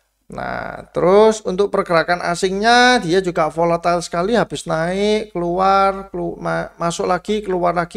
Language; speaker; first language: Indonesian; native; Indonesian